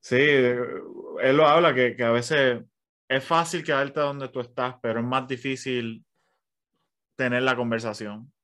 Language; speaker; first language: Spanish; early bilingual, other home language; English